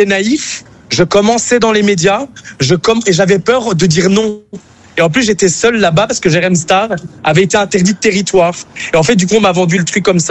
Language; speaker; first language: French; native; French